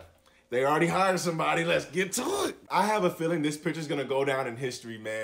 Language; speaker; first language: English; native; English